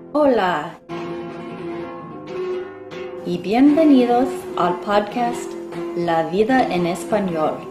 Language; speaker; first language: Spanish; non-native, fluent; English